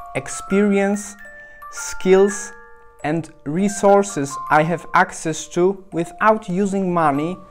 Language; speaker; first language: English; non-native, fluent; Polish